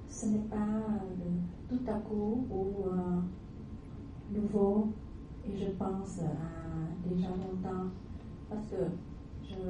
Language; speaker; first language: French; non-native, learner; Vietnamese